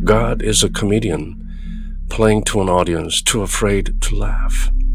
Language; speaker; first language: English; non-native, fluent; Korean